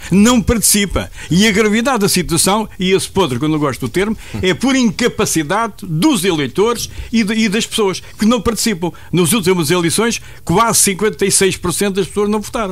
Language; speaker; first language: Portuguese; native; Portuguese